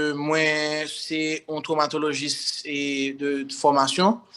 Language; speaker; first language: French; non-native, local second language; Haitian Creole